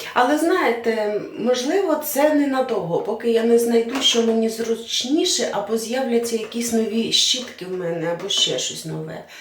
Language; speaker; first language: Ukrainian; non-native, local second language; Russian